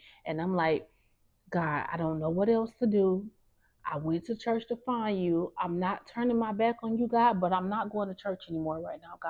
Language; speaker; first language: English; native; English